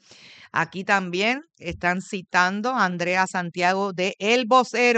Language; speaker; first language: Spanish; native; Spanish